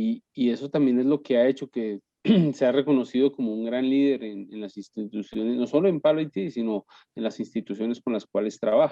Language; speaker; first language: Spanish; native; Spanish